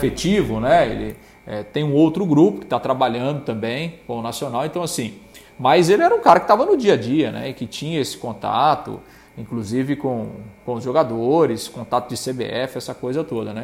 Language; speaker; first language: Portuguese; native; Portuguese